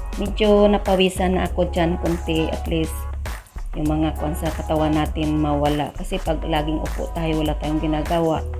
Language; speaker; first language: Filipino; non-native, local second language; Hiligaynon